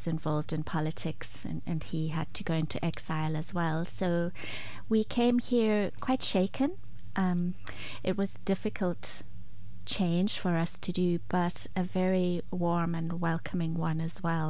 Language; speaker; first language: English; native; English